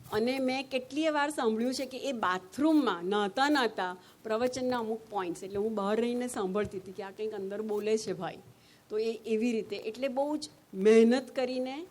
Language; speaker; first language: Gujarati; native; Gujarati